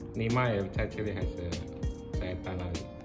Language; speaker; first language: Chinese; non-native, fluent; Indonesian